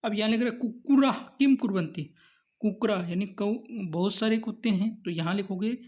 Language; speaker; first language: Hindi; native; Hindi